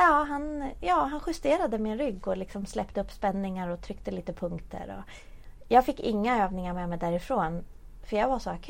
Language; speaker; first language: Swedish; native; Swedish